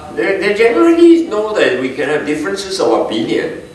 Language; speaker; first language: English; non-native, local second language; Min Nan Chinese